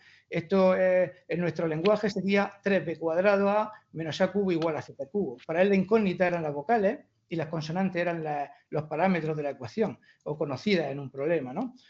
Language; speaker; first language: Spanish; native; Spanish